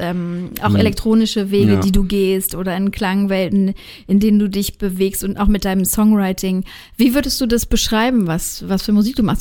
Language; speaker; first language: German; native; German